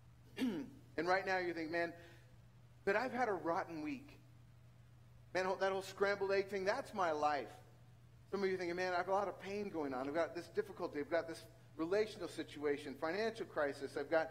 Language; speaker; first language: English; native; English